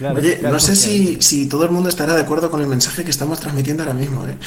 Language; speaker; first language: Spanish; native; Spanish